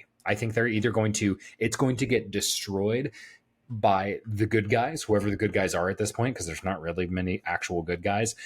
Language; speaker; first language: English; native; English